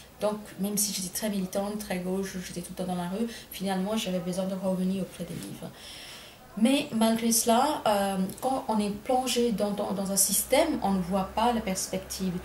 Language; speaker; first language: French; non-native, fluent; Bangla